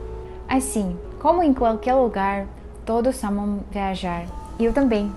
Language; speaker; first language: Portuguese; non-native, fluent; Russian